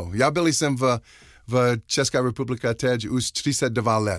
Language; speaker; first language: Czech; non-native, fluent; English